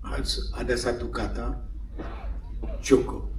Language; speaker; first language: Indonesian; non-native, fluent; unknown